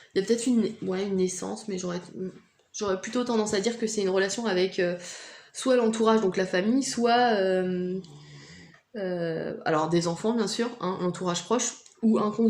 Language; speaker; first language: French; native; French